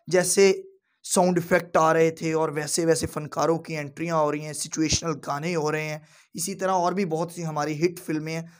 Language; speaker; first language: Urdu; non-native, local second language; Punjabi